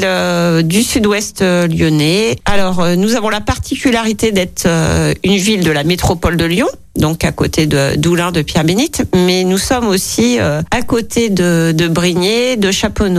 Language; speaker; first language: French; native; French